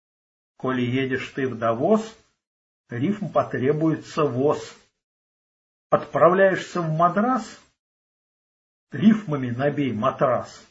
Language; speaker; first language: Russian; native; Russian